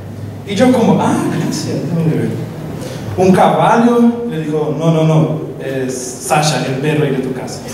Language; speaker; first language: Spanish; non-native, local second language; Portuguese